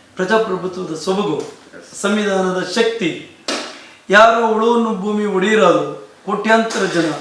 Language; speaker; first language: Kannada; native; Kannada